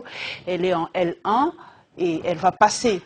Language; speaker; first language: French; non-native, local second language; Lingala